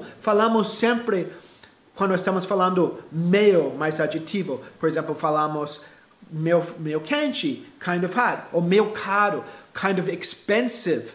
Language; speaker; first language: Portuguese; non-native, fluent; English